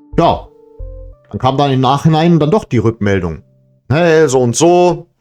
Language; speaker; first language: German; early bilingual, other home language; Serbian